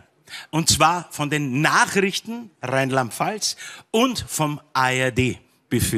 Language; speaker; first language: German; native; German